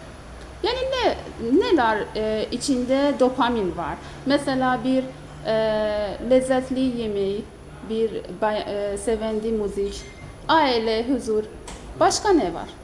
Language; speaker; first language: Turkish; non-native, learner; Persian